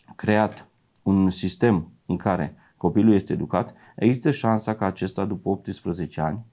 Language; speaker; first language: Romanian; native; Romanian